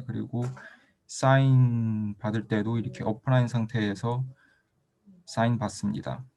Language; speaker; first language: Korean; non-native, fluent; Chinese